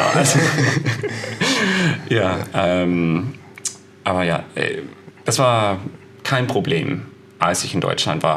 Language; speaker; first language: German; non-native, fluent; English